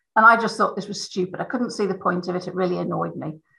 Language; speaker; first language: English; native; English